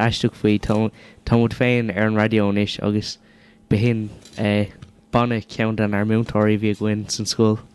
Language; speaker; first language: Irish; non-native, local second language; English